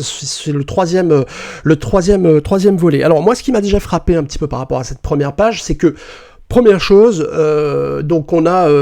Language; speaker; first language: French; native; French